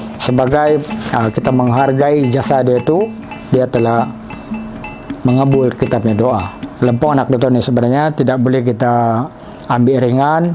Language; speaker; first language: Malay; non-native, local second language; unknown